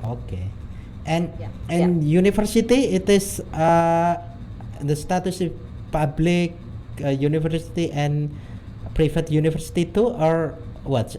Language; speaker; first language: English; non-native, learner; Indonesian